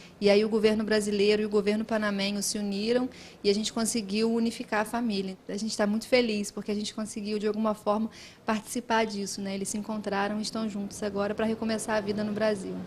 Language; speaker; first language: Portuguese; native; Portuguese